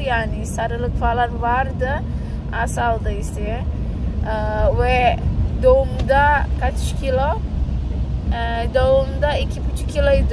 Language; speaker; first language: Turkish; non-native, learner; Indonesian